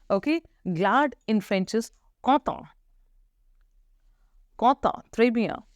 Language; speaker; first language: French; non-native, fluent; Hindi